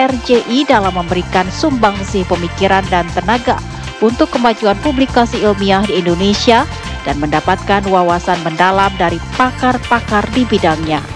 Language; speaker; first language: Indonesian; native; Indonesian